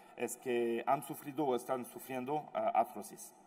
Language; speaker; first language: Spanish; non-native, fluent; French